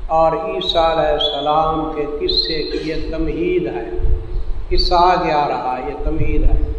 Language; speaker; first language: Urdu; non-native, local second language; Saraiki